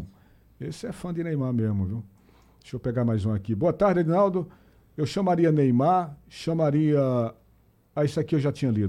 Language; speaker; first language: Portuguese; native; Portuguese